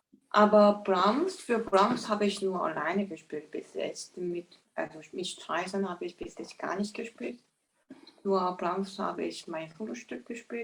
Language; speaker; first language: German; non-native, fluent; Korean